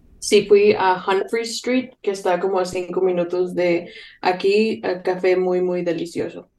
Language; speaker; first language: Spanish; early bilingual, heritage; Spanish